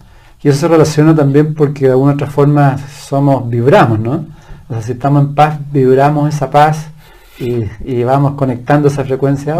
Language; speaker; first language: Spanish; native; Spanish